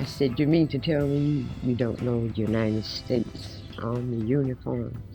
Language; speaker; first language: English; native; English